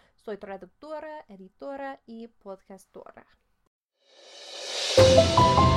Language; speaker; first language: Spanish; non-native, learner; English